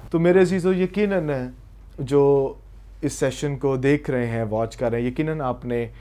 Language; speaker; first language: Urdu; native; Urdu